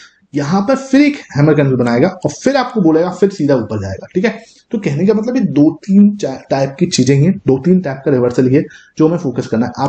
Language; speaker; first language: Hindi; native; Hindi